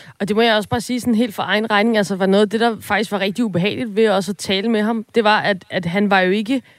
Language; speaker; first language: Danish; native; Danish